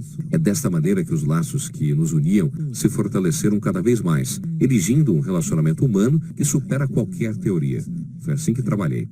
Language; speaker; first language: Portuguese; native; Portuguese